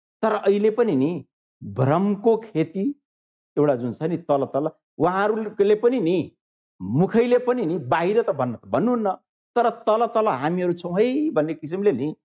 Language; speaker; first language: Nepali; non-native, local second language; Maithili